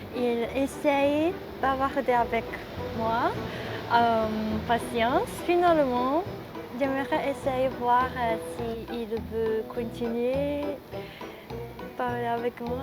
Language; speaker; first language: French; non-native, learner; Japanese